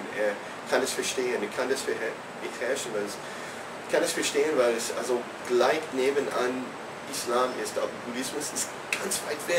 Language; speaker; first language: German; non-native, fluent; English